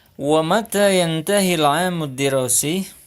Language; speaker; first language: Arabic; non-native, fluent; Indonesian